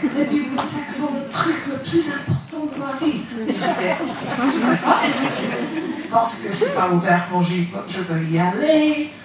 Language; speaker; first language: French; non-native, fluent; English